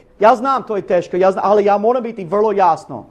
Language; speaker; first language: Bosnian; non-native, learner; English